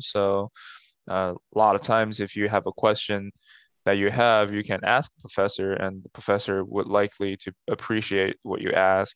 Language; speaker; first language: English; non-native, fluent; Chinese